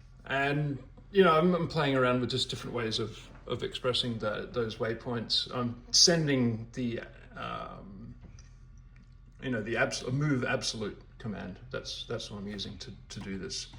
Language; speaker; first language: English; native; English